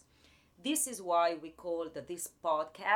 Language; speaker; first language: English; non-native, fluent; Italian